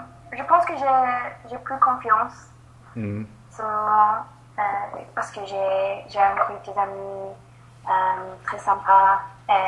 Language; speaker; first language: French; non-native, learner; English